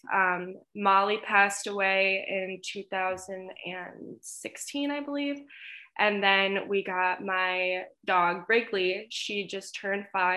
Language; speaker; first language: English; native; English